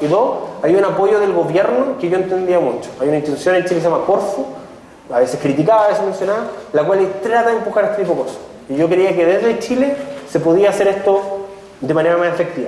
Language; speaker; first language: Spanish; native; Spanish